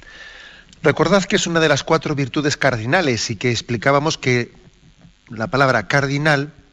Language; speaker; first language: Spanish; native; Spanish